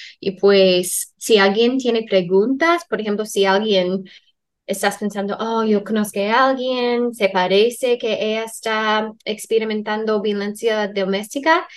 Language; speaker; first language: Spanish; non-native, fluent; English